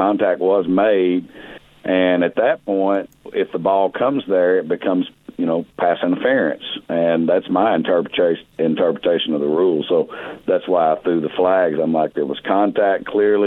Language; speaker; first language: English; native; English